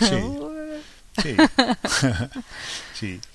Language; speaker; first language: Spanish; non-native, fluent; English